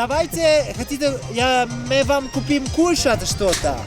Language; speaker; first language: Russian; non-native, learner; Italian